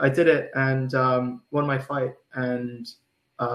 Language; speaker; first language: English; non-native, local second language; Cantonese